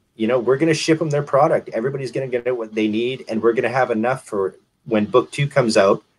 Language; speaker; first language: English; native; English